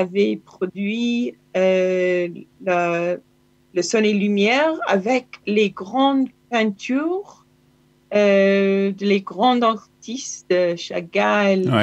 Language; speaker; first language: French; non-native, learner; Hebrew